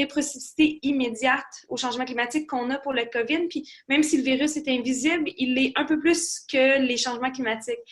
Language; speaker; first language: French; native; French